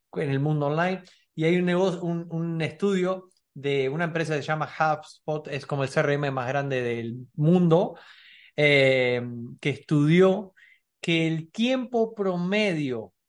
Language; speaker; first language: Spanish; native; Spanish